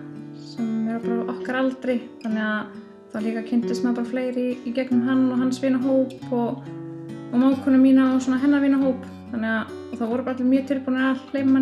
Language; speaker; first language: Icelandic; native; Icelandic